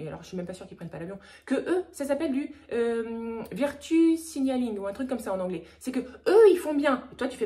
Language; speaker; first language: French; native; French